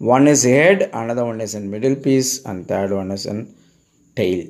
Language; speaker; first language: English; non-native, local second language; Tamil